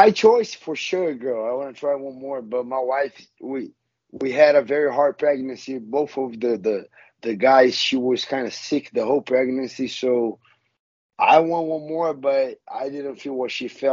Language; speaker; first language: English; non-native, learner; Portuguese